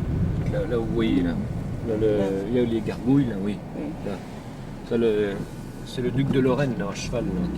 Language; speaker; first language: French; native; French